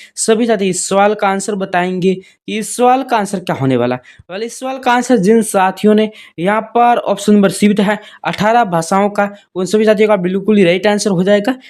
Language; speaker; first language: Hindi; native; Hindi